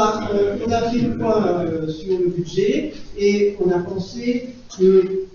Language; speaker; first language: French; native; French